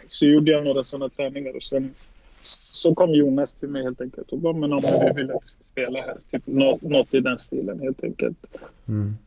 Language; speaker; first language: Swedish; early bilingual, other home language; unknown